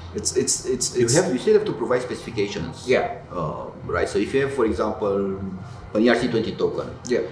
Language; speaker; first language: English; non-native, fluent; Romanian